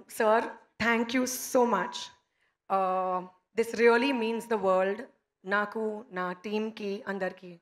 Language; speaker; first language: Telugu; non-native, local second language; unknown